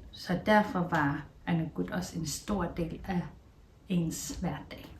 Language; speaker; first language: Danish; non-native, local second language; Kalaallisut